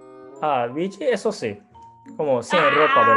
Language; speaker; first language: Spanish; non-native, fluent; Japanese